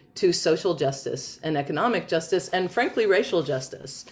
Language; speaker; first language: English; native; English